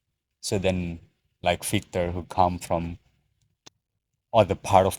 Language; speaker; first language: English; non-native, learner; Indonesian